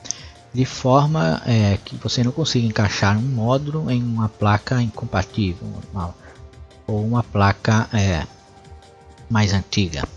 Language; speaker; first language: Portuguese; native; Portuguese